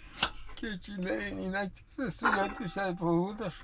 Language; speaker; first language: Turkish; native; Turkish